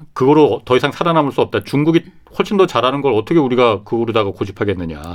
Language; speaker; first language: Korean; native; Korean